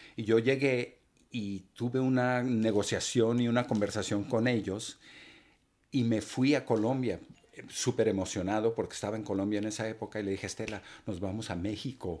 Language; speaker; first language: Spanish; native; Spanish